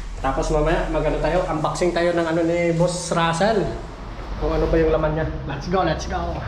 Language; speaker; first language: Filipino; non-native, local second language; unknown